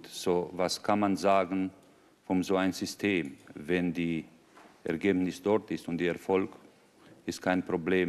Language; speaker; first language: German; non-native, fluent; Romanian